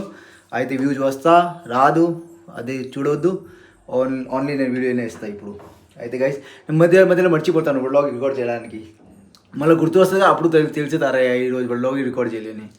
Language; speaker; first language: Telugu; non-native, learner; Hindi